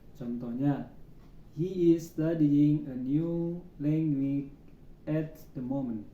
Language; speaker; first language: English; non-native, learner; Sundanese